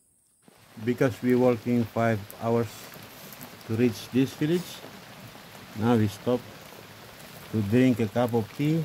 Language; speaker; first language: English; non-native, learner; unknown